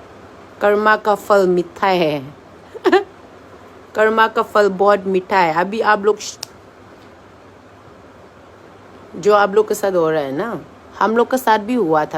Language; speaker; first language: Hindi; non-native, local second language; Manipuri